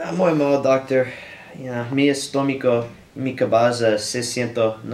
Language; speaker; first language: Spanish; non-native, learner; English